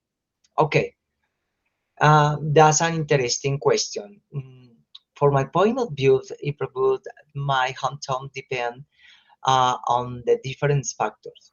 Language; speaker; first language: English; non-native, learner; Spanish